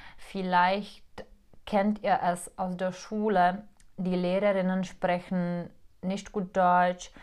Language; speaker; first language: German; non-native, fluent; Czech